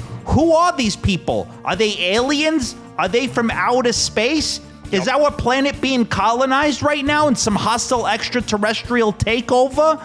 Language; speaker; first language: English; native; English